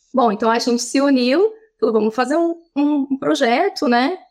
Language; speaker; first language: Portuguese; native; Portuguese